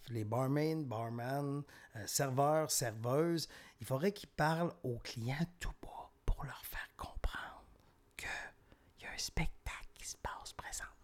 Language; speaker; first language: French; native; French